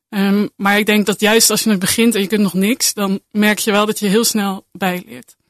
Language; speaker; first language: Dutch; native; Dutch